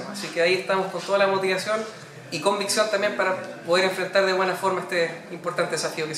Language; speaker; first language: Spanish; native; Spanish